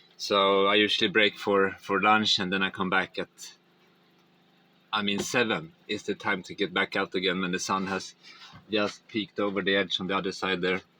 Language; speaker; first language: English; non-native, fluent; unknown